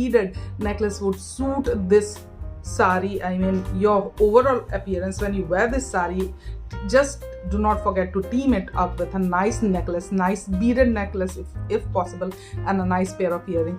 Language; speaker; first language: English; non-native, local second language; Hindi